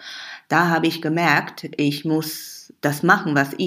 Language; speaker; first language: German; non-native, fluent; Chinese